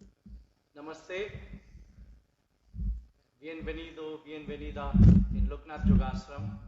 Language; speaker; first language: Spanish; non-native, learner; Bangla